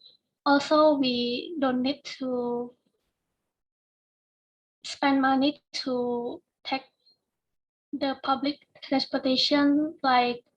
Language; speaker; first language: English; non-native, learner; Indonesian